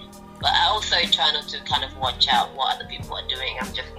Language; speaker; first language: English; non-native, fluent; Portuguese